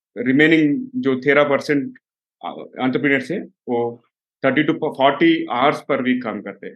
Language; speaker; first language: Hindi; non-native, local second language; Telugu